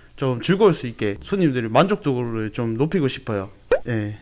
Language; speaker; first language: Korean; native; Korean